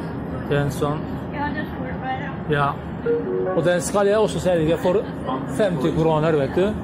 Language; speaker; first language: Swedish; non-native, learner; Turkish